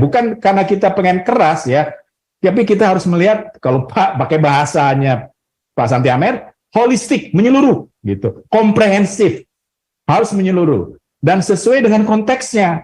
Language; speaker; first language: Indonesian; native; Indonesian